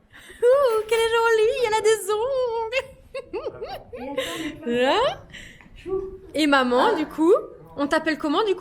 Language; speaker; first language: French; native; French